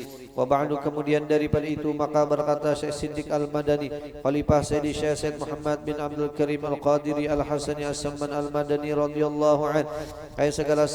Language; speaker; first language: Indonesian; non-native, local second language; Banjar